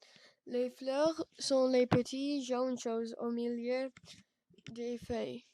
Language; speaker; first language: French; non-native, learner; English